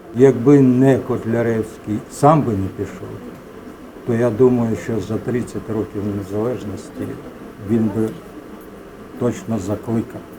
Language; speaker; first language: Ukrainian; native; Ukrainian